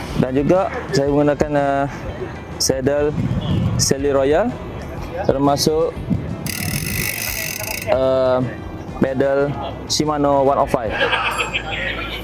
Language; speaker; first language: Malay; native; Malay